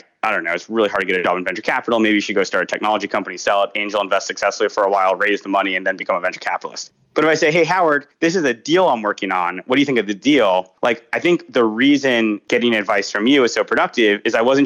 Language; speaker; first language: English; native; English